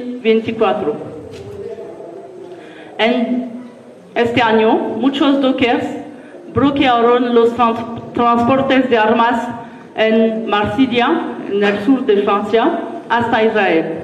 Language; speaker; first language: Spanish; non-native, learner; French